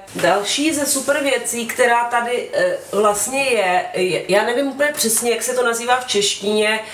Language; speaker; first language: Czech; native; Czech